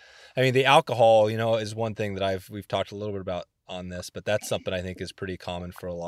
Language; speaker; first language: English; native; English